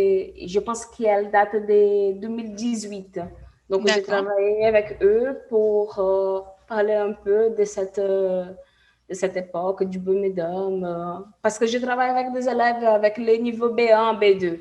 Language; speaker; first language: French; non-native, fluent; Portuguese